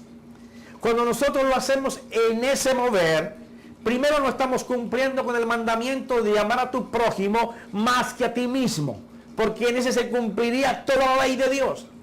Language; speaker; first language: Spanish; native; Spanish